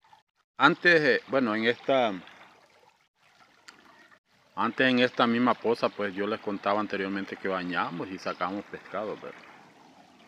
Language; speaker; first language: Spanish; native; Spanish